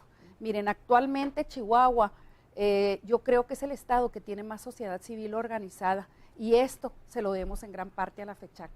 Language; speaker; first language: Spanish; native; Spanish